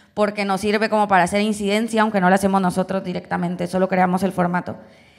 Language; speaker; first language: Spanish; native; Spanish